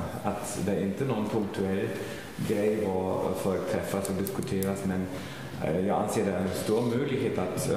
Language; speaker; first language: Swedish; non-native, fluent; German